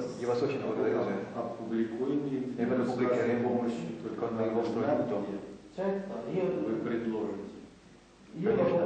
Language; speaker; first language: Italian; non-native, learner; Russian